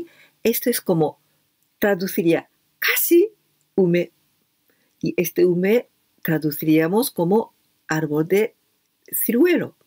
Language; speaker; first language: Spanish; non-native, fluent; Japanese